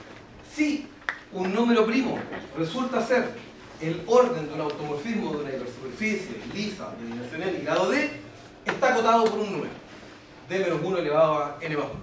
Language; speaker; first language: Spanish; native; Spanish